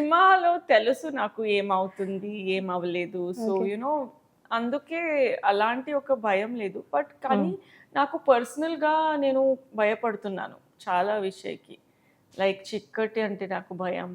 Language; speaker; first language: Telugu; non-native, local second language; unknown